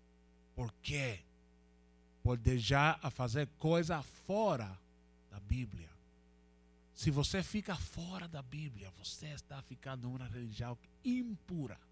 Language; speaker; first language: Portuguese; non-native, learner; Spanish